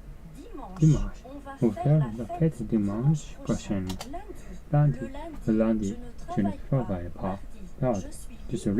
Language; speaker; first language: French; non-native, learner; Japanese